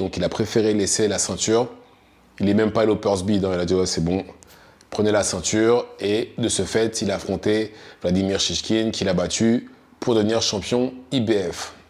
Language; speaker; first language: French; native; French